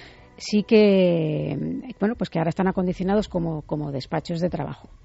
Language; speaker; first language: Spanish; native; Spanish